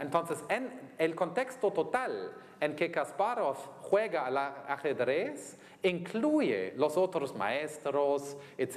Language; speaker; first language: Spanish; non-native, fluent; German